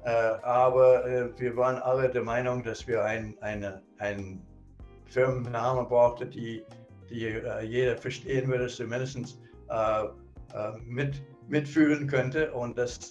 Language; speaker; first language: German; non-native, fluent; English